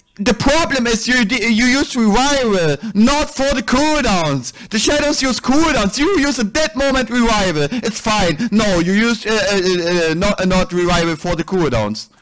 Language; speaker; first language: English; non-native, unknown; German